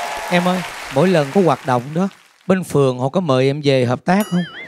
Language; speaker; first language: Vietnamese; native; Vietnamese